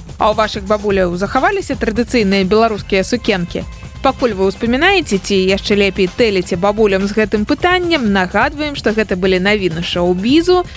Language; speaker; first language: Belarusian; native; Belarusian